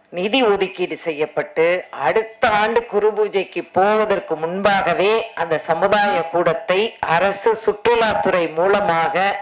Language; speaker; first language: Tamil; native; Tamil